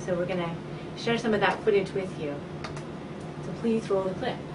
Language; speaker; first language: English; native; English